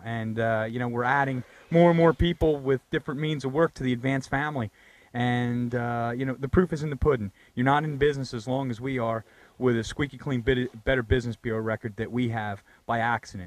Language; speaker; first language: English; native; English